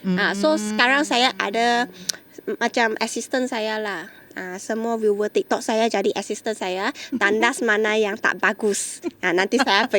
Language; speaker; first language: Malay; non-native, local second language; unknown